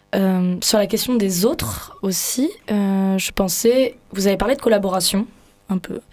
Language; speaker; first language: French; native; French